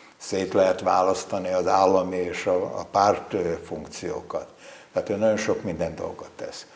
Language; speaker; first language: Hungarian; native; Hungarian